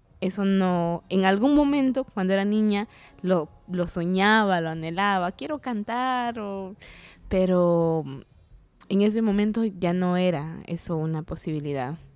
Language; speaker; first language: Spanish; non-native, local second language; Kaqchikel